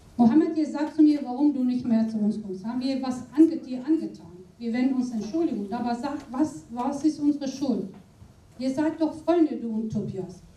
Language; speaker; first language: German; non-native, fluent; Aramaic